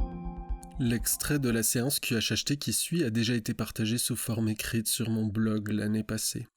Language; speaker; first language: French; native; French